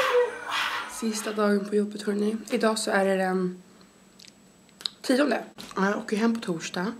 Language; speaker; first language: Swedish; native; Swedish